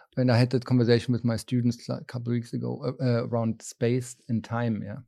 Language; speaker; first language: English; non-native, fluent; German